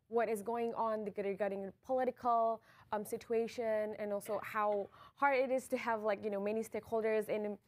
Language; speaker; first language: English; non-native, fluent; Indonesian